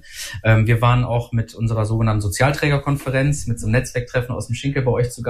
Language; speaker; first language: German; native; German